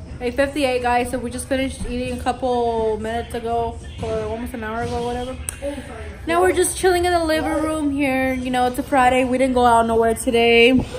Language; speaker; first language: English; early bilingual, other home language; Spanish